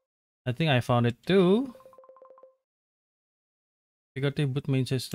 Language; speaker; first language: English; non-native, learner; Indonesian